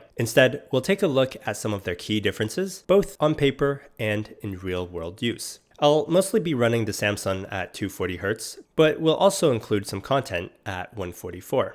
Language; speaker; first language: English; native; English